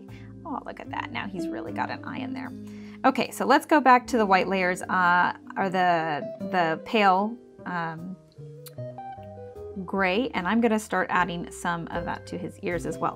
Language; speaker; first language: English; native; English